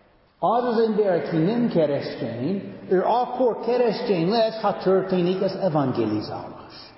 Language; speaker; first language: Hungarian; non-native, fluent; English